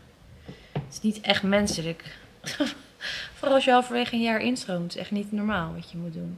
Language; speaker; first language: Dutch; native; Dutch